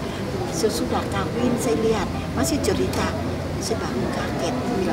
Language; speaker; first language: Indonesian; non-native, fluent; Vietnamese